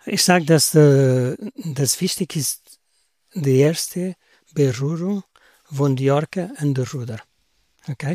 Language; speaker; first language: German; non-native, learner; Portuguese